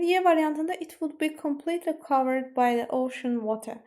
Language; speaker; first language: English; non-native, fluent; Azerbaijani